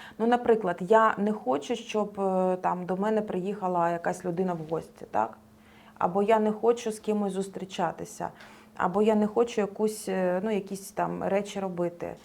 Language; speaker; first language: Ukrainian; non-native, local second language; Russian